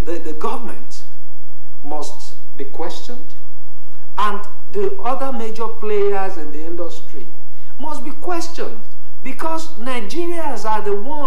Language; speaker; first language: English; non-native, local second language; Yoruba